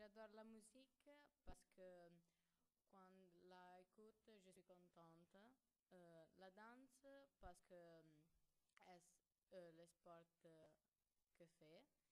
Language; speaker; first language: French; non-native, learner; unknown